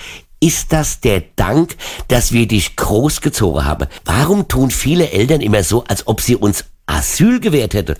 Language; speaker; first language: German; native; German